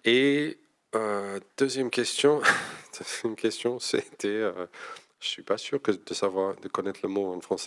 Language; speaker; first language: French; non-native, fluent; English